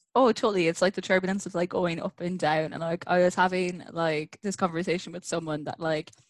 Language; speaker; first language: English; native; English